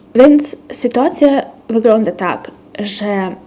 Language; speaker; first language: Polish; non-native, fluent; Russian